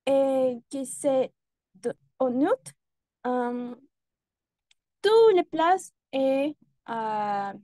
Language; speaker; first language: French; non-native, learner; Spanish